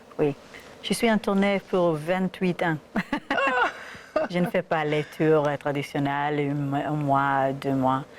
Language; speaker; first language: French; non-native, learner; Hebrew